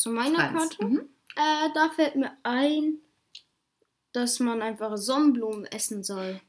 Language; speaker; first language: German; native; German